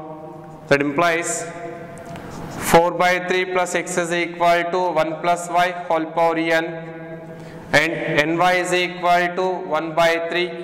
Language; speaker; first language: English; non-native, local second language; Telugu